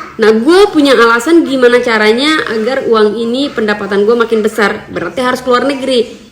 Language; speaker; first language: Indonesian; non-native, local second language; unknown